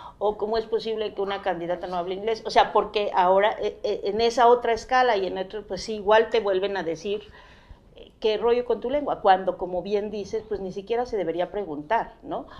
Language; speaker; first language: Spanish; native; Spanish